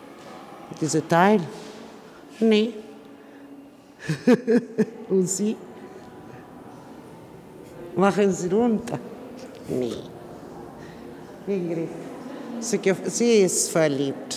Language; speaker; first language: German; non-native, learner; Italian